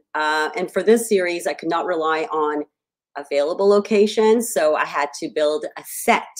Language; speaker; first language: English; native; English